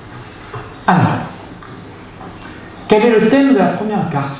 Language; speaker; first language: French; native; French